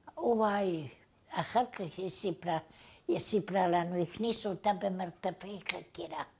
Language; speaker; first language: Hebrew; non-native, fluent; Bulgarian